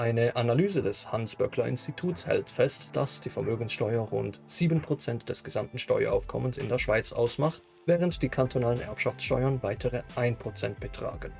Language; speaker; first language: German; native; German